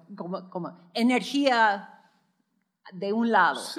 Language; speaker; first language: Spanish; non-native, fluent; English